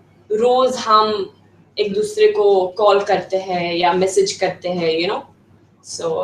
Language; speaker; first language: Hindi; non-native, fluent; Swedish